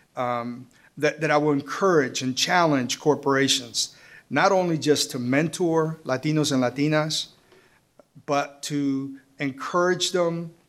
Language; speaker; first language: English; early bilingual, other home language; Spanish